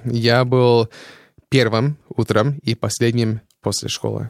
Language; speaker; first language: Russian; non-native, fluent; English